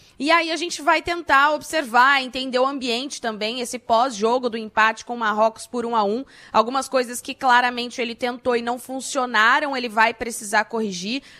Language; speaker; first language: Portuguese; native; Portuguese